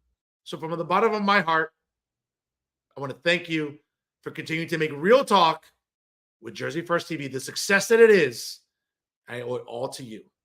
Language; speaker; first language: English; native; English